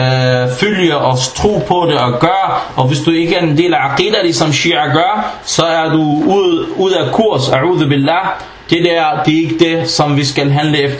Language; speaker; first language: Danish; non-native, fluent; Arabic